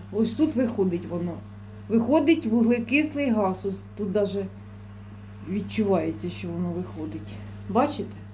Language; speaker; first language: Ukrainian; native; Ukrainian